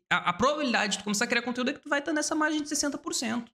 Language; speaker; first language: Portuguese; native; Portuguese